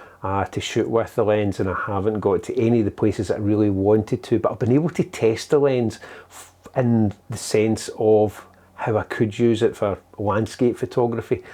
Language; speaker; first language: English; native; English